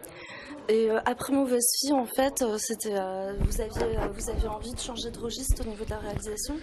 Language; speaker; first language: French; native; French